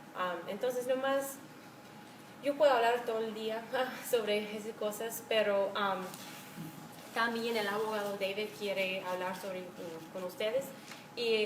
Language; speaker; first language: Spanish; non-native, fluent; English